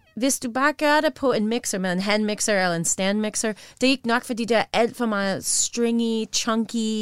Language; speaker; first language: Danish; non-native, learner; English